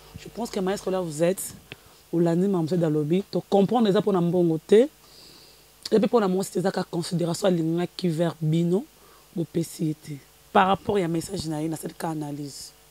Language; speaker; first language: French; non-native, local second language; Lingala